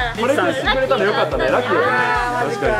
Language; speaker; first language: Japanese; native; Japanese